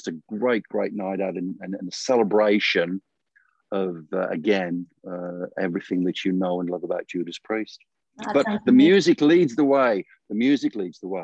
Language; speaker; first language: English; native; English